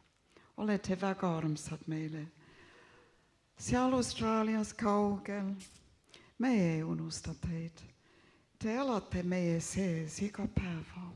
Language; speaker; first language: Estonian; early bilingual, heritage; Estonian